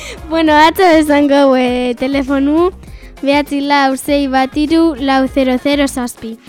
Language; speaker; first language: Basque; native; Basque